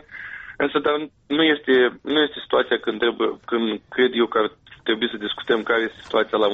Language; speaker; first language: Romanian; native; Romanian